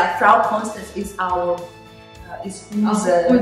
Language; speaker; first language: German; non-native, learner; Portuguese